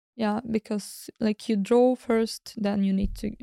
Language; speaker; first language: English; non-native, fluent; Ukrainian